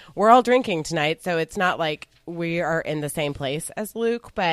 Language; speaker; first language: English; native; English